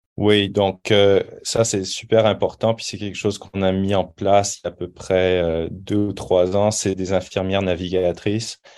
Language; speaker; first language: French; native; French